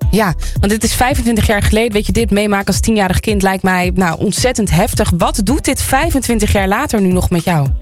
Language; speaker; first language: Dutch; native; Dutch